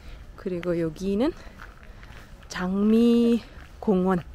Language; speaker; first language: Korean; non-native, learner; German